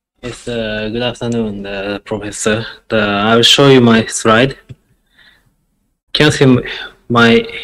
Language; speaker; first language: English; non-native, learner; Japanese